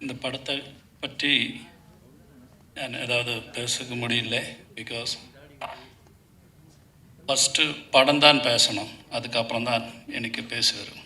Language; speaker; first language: Tamil; non-native, learner; Malayalam